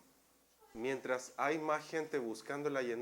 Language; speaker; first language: Spanish; native; Spanish